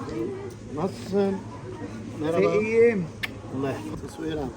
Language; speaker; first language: Turkish; non-native, local second language; Arabic